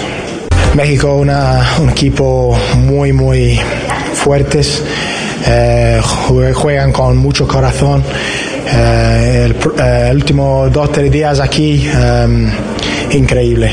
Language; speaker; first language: Spanish; non-native, learner; English